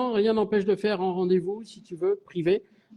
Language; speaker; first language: French; native; French